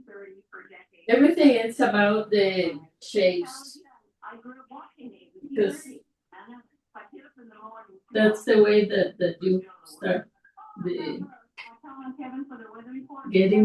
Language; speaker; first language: English; non-native, fluent; Spanish